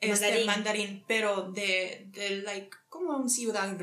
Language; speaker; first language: Spanish; early bilingual, heritage; English